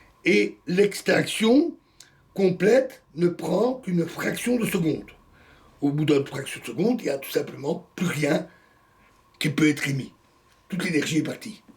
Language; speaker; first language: French; native; French